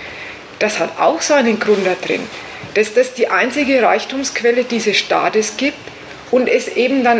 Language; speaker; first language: German; native; German